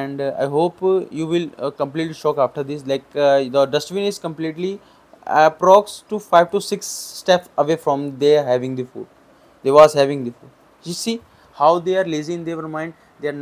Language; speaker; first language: English; non-native, local second language; Hindi